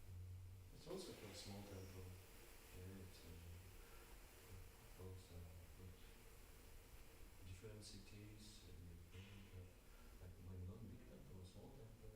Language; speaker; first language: English; non-native, learner; Russian